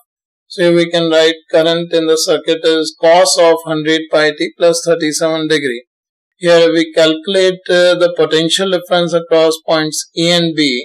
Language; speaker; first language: English; non-native, local second language; Hindi